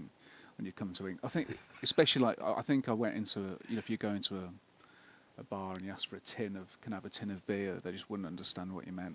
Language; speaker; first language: English; native; English